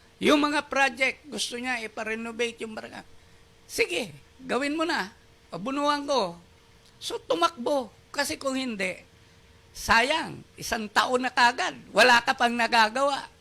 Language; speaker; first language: Filipino; non-native, local second language; Bikol